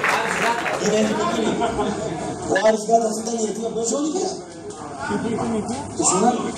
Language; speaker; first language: Greek; native; Greek